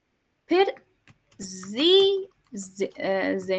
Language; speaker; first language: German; non-native, learner; Hindi